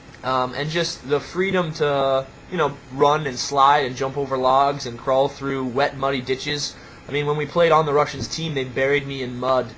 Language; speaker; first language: English; native; English